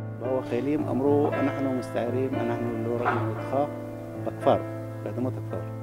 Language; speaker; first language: Hebrew; non-native, local second language; Arabic